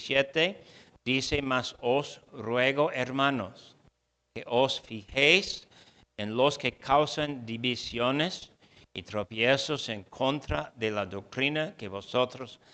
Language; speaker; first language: Spanish; non-native, fluent; English